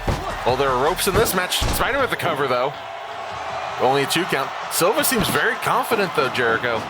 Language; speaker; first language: English; native; English